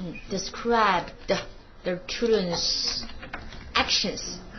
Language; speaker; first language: English; non-native, fluent; Chinese